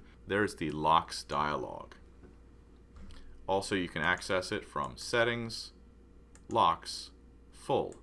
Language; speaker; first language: English; native; English